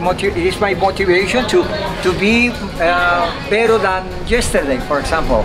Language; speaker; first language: English; non-native, learner; Spanish